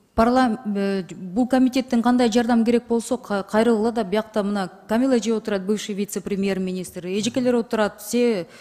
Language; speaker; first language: Russian; non-native, local second language; Kyrgyz